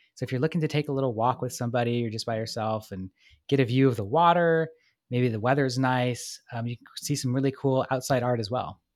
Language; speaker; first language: English; native; English